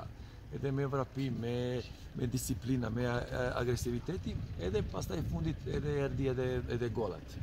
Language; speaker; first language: Albanian; non-native, learner; Serbian